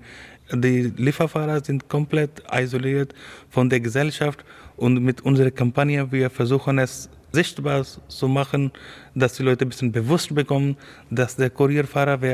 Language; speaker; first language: German; non-native, learner; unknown